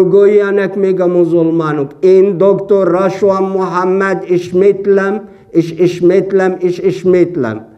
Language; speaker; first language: Hungarian; non-native, fluent; Arabic